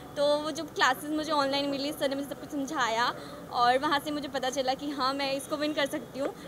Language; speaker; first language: Hindi; native; Hindi